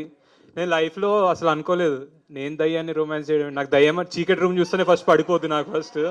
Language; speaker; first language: Telugu; native; Telugu